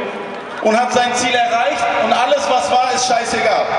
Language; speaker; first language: German; non-native, fluent; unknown